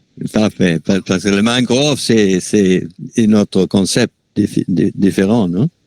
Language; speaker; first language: French; non-native, fluent; Spanish